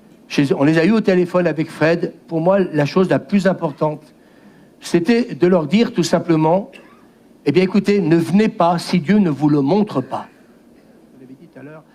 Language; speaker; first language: French; native; French